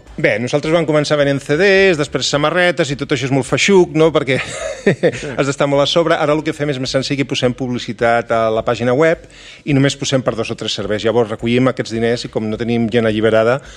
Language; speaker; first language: Catalan; native; Catalan